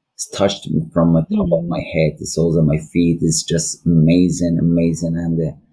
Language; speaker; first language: English; non-native, learner; Persian